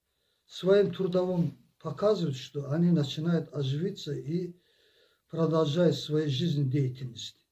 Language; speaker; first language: Russian; non-native, local second language; Azerbaijani